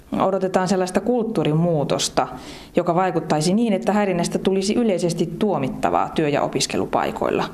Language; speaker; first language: Finnish; native; Finnish